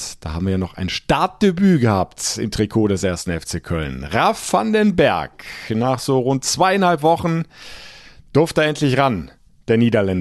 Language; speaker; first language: German; native; German